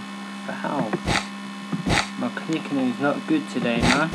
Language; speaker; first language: English; native; English